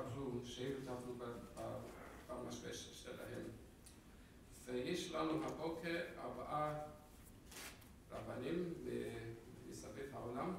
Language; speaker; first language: Hebrew; non-native, fluent; English